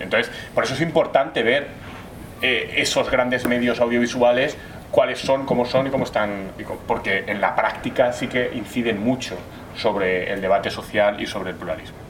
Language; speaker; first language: Spanish; native; Spanish